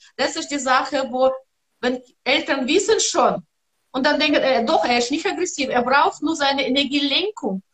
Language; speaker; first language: German; non-native, learner; Russian